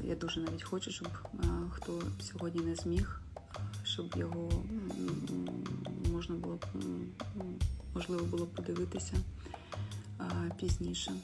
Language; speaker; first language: Ukrainian; non-native, local second language; Russian